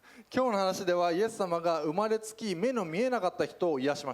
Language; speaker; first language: Japanese; native; Japanese